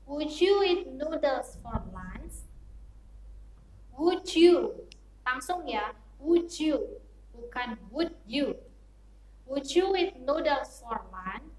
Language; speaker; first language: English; non-native, fluent; Indonesian